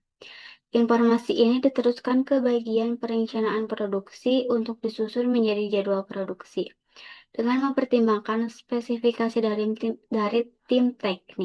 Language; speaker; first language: Indonesian; native; Indonesian